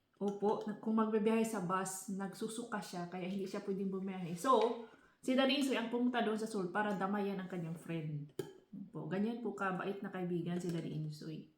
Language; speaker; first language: Filipino; non-native, local second language; Cebuano